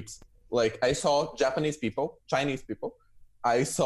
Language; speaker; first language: English; non-native, fluent; Portuguese